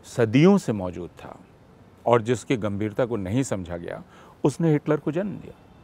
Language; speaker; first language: Hindi; native; Hindi